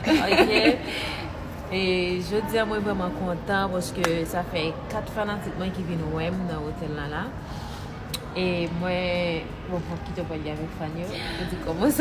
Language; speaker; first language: French; non-native, learner; Haitian Creole